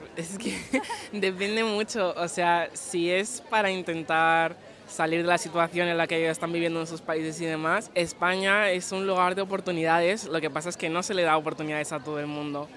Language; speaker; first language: Spanish; early bilingual, other home language; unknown